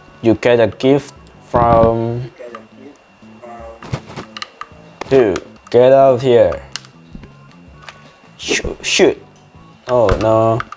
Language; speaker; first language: English; non-native, learner; Indonesian